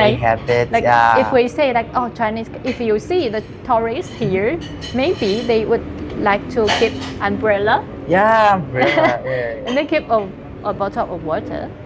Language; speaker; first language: English; non-native, fluent; Chinese